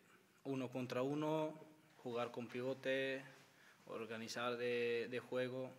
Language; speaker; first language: Spanish; non-native, learner; Macedonian